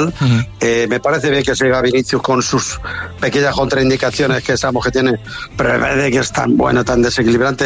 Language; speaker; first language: Spanish; native; Spanish